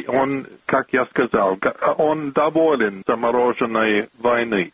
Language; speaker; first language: Russian; non-native, fluent; English